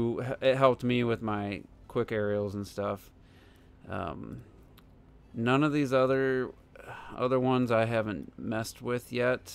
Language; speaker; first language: English; native; English